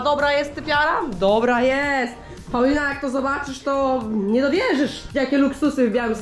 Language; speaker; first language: Polish; native; Polish